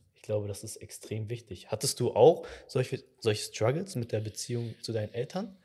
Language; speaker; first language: German; early bilingual, other home language; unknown